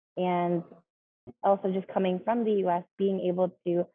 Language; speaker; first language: English; native; English